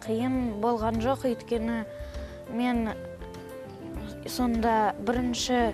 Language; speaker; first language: Kazakh; non-native, local second language; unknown